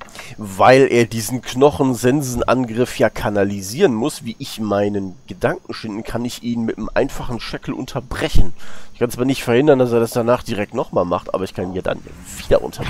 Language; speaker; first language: German; native; German